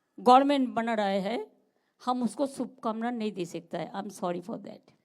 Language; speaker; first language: Hindi; non-native, local second language; Bangla